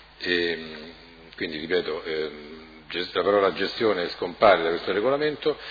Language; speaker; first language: Italian; native; Italian